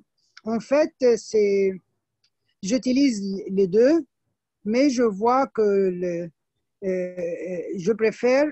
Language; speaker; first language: French; non-native, fluent; Arabic